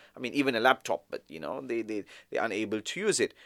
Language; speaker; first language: English; native; English